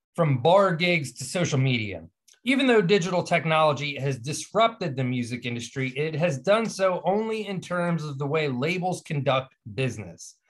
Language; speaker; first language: English; native; English